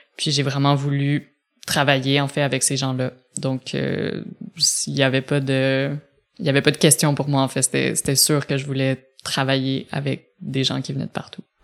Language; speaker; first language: French; native; French